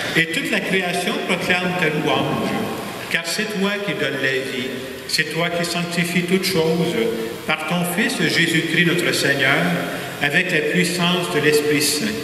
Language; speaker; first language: French; native; French